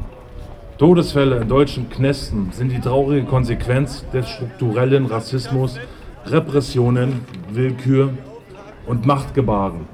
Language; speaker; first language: German; native; German